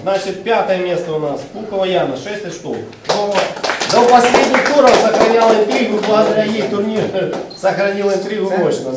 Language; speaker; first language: Russian; non-native, local second language; Ukrainian